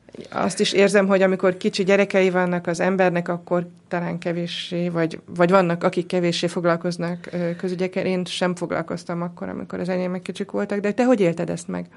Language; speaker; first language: Hungarian; native; Hungarian